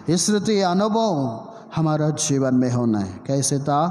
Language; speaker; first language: Hindi; non-native, local second language; Telugu